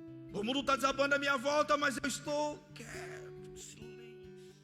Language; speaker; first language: Portuguese; native; Portuguese